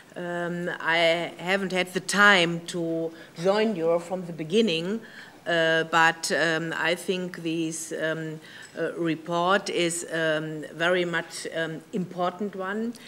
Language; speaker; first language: English; non-native, learner; German